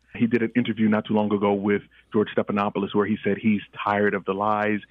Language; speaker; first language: English; early bilingual, other home language; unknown